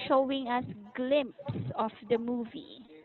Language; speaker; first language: English; non-native, local second language; Filipino